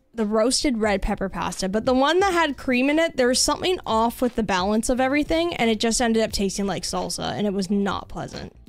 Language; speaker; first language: English; native; English